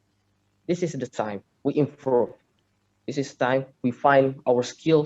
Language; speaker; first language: English; non-native, learner; Indonesian